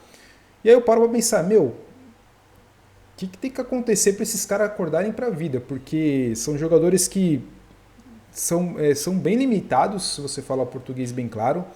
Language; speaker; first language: Portuguese; native; Portuguese